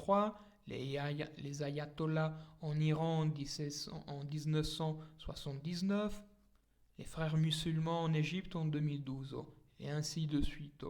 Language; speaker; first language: French; native; French